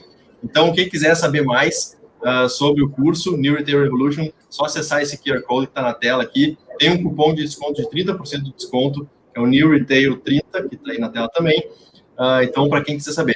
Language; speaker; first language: Portuguese; native; Portuguese